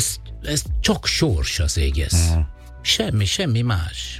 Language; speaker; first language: Hungarian; non-native, learner; Italian